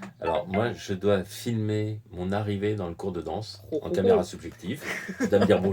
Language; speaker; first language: French; native; French